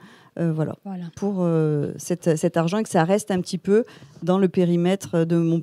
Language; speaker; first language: French; native; French